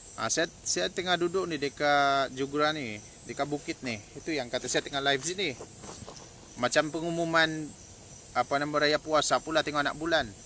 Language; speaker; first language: Malay; native; Malay